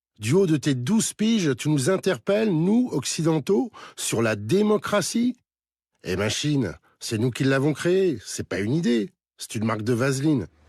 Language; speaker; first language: French; native; French